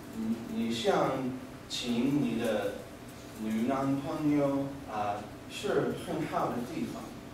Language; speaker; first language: Chinese; non-native, learner; English